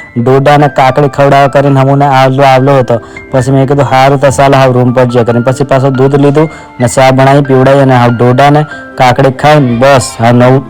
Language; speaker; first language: Gujarati; non-native, local second language; Rathawi